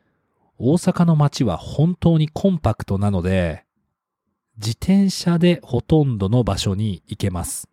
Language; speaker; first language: Japanese; non-native, fluent; English